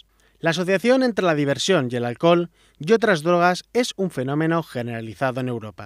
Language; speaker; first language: Spanish; native; Spanish